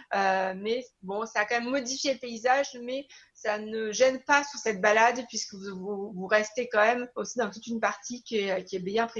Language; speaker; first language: French; native; French